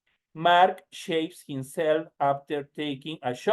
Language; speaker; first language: English; non-native, learner; Spanish